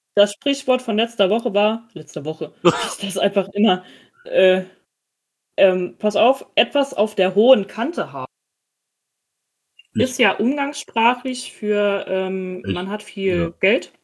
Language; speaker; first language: German; native; German